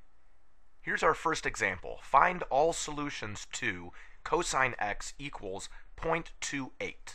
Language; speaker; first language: English; native; English